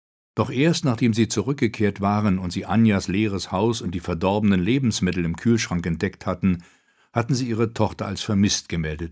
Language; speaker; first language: German; native; German